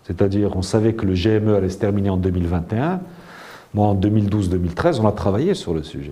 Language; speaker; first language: French; non-native, local second language; Arabic